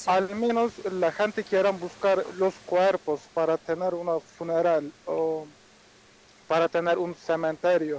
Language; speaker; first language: Spanish; non-native, fluent; Turkish